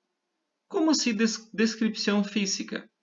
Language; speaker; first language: Spanish; non-native, fluent; Portuguese